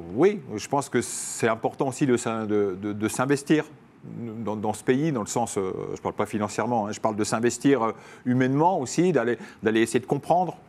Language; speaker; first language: French; native; French